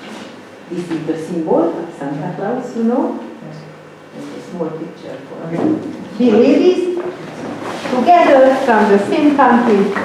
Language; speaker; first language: English; non-native, fluent; Hungarian